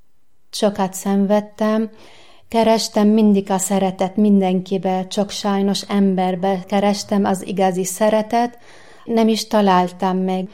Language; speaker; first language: Hungarian; non-native, learner; Arabic